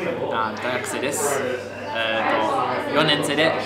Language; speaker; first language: Japanese; non-native, learner; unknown